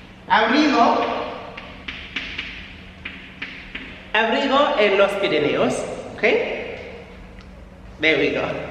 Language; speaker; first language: Spanish; non-native, fluent; English